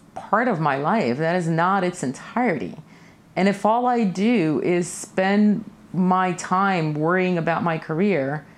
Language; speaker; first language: English; early bilingual, other home language; Russian